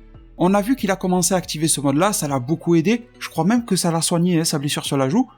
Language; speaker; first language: French; native; French